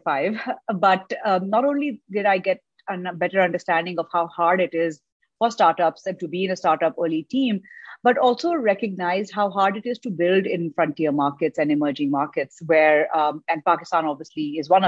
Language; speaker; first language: English; non-native, local second language; Urdu